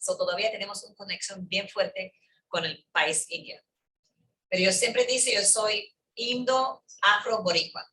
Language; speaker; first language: Spanish; early bilingual, heritage; English